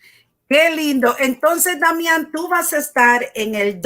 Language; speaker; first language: Spanish; native; Spanish